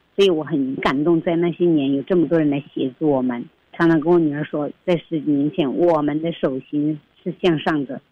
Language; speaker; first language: Chinese; native; Chinese